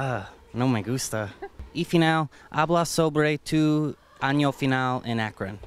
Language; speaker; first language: Spanish; non-native, learner; English